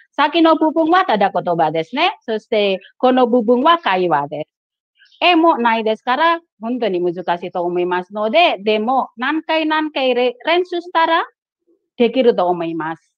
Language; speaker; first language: Japanese; non-native, fluent; Indonesian